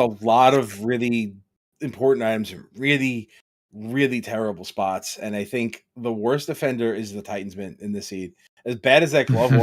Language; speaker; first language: English; native; English